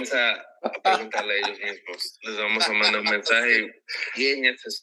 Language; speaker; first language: Spanish; early bilingual, heritage; Spanish